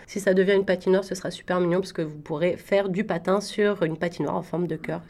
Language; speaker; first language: French; native; French